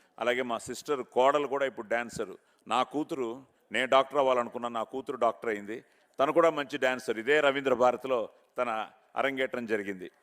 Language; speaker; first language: Telugu; native; Telugu